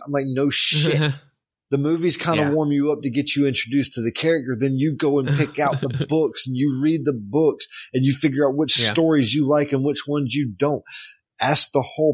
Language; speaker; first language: English; native; English